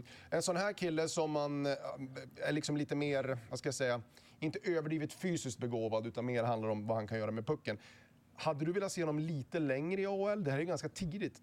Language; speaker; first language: Swedish; native; Swedish